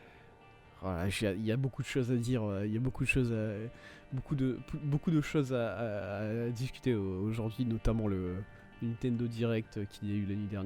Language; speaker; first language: French; native; French